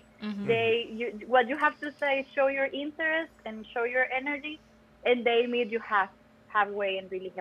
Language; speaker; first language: English; non-native, fluent; Spanish